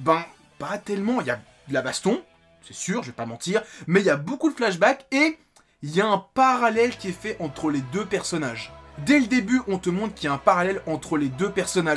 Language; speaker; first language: French; native; French